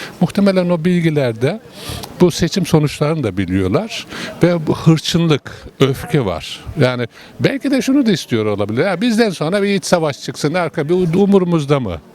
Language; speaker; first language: Turkish; native; Turkish